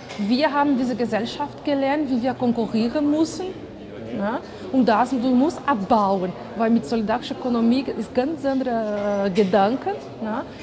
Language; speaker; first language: German; non-native, fluent; Portuguese